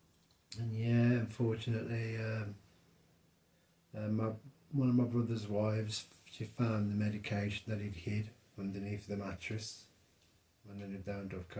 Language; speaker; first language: English; native; English